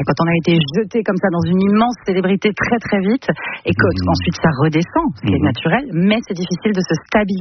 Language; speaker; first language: French; native; French